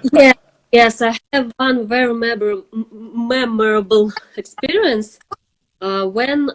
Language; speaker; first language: English; non-native, fluent; Russian